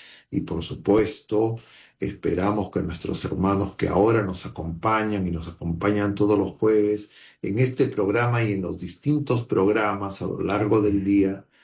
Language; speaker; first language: Spanish; native; Spanish